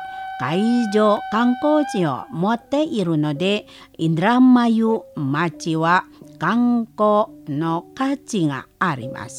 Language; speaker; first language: Japanese; non-native, fluent; Indonesian